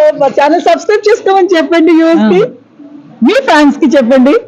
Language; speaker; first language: Telugu; native; Telugu